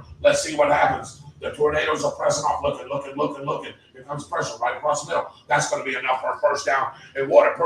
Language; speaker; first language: English; native; English